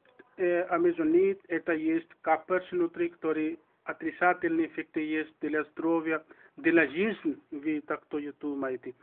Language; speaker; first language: Russian; non-native, learner; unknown